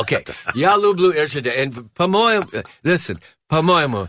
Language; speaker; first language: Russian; non-native, learner; English